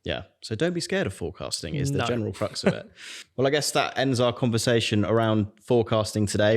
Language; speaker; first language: English; native; English